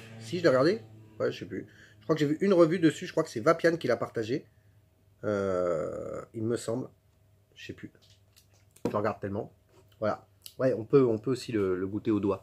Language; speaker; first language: French; native; French